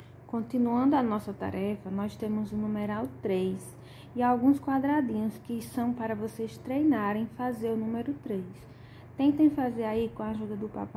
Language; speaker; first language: Portuguese; native; Portuguese